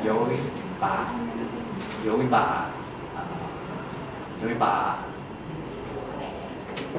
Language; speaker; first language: Vietnamese; non-native, learner; Korean